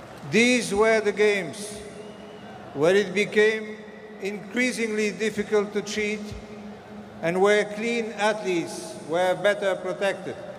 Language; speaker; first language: English; non-native, fluent; Dutch